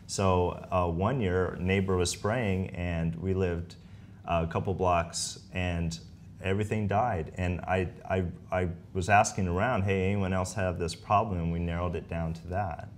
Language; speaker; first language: English; native; English